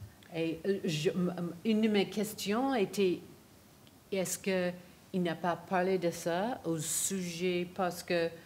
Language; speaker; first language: French; non-native, fluent; English